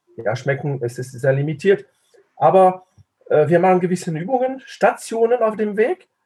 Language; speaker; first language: German; non-native, fluent; French